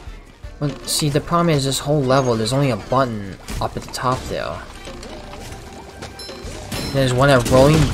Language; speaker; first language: English; native; English